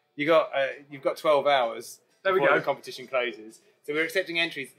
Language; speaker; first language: English; native; English